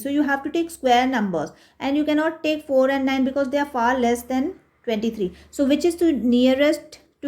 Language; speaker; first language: English; non-native, local second language; Hindi